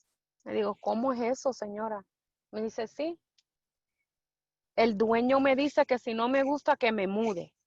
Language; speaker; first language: Spanish; early bilingual, heritage; Spanish